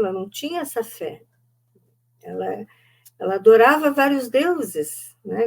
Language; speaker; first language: Portuguese; native; Portuguese